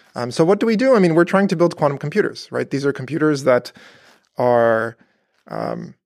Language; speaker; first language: English; native; English